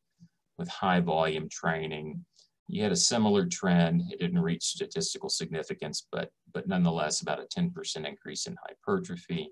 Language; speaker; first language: English; native; English